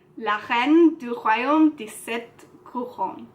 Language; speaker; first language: French; non-native, learner; English